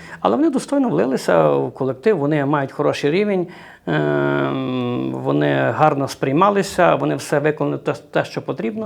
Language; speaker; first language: Ukrainian; native; Ukrainian